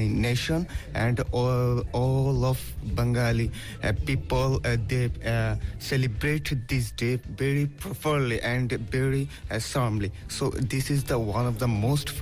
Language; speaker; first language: English; non-native, local second language; Bangla